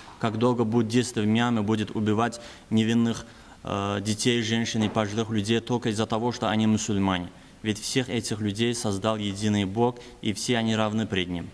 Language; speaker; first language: Russian; non-native, local second language; Azerbaijani